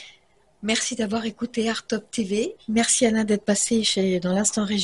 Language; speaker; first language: French; native; French